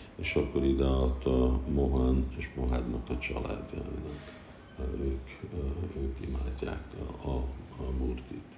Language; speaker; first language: Hungarian; early bilingual, heritage; Hungarian